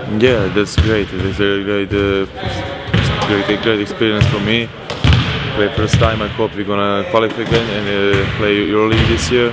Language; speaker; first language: English; non-native, learner; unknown